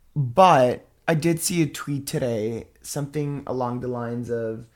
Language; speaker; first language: English; non-native, fluent; Italian